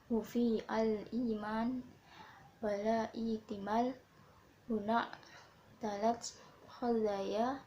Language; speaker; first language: Arabic; non-native, learner; Indonesian